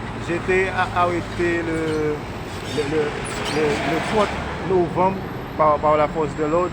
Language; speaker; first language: French; non-native, local second language; Haitian Creole